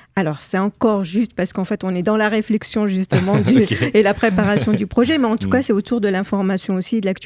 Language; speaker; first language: French; native; French